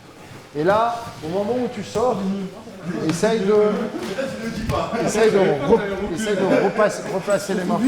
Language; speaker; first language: French; native; French